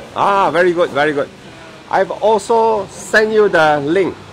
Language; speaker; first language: English; non-native, local second language; Chinese